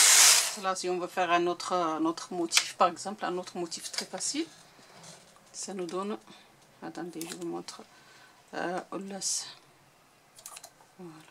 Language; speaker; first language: French; non-native, local second language; Arabic